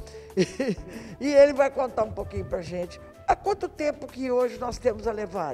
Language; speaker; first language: Portuguese; native; Portuguese